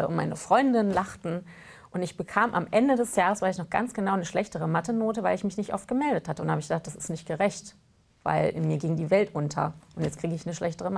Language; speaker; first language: German; native; German